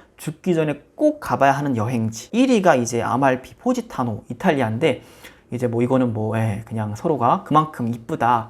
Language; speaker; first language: Korean; native; Korean